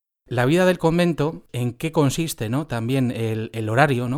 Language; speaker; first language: Spanish; native; Spanish